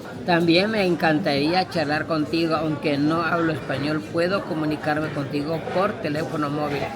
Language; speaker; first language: Spanish; non-native, learner; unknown